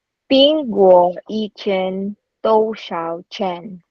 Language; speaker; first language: Chinese; non-native, learner; Filipino